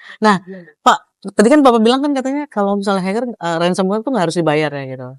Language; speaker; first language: Indonesian; native; Indonesian